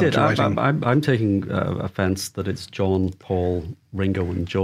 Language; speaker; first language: English; native; English